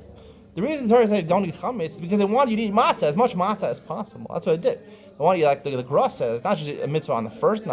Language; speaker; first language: English; native; English